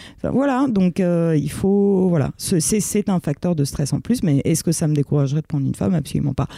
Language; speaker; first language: French; early bilingual, other home language; Romanian